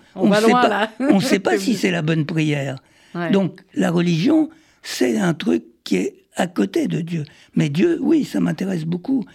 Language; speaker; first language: French; early bilingual, other home language; Arabic